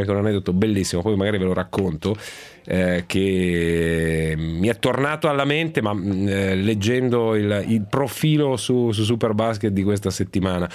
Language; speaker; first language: Italian; native; Italian